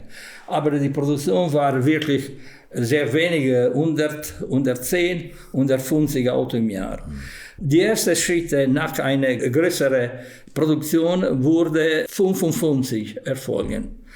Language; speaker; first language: German; non-native, fluent; Italian